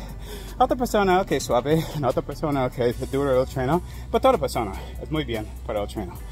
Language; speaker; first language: Spanish; non-native, learner; English